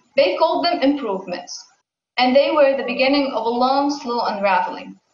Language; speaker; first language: English; non-native, fluent; Arabic